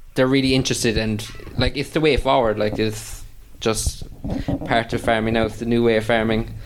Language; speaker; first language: English; native; English